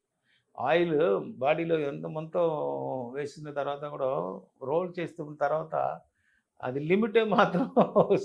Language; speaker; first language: Telugu; non-native, local second language; Tamil